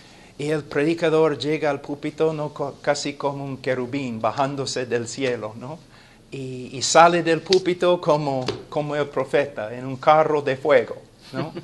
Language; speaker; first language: Spanish; non-native, fluent; English